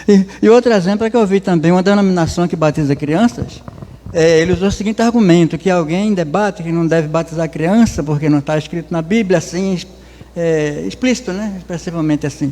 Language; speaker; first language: Portuguese; native; Portuguese